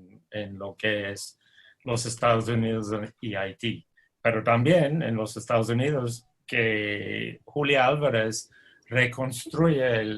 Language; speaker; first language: Spanish; non-native, fluent; English